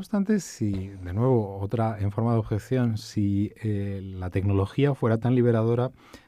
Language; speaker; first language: Spanish; native; Spanish